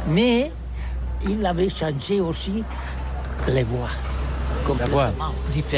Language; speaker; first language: French; non-native, learner; Catalan